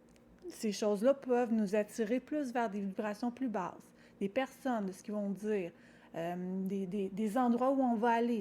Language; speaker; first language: French; native; French